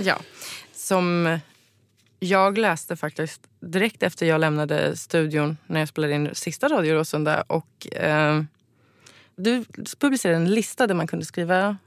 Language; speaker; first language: Swedish; native; Swedish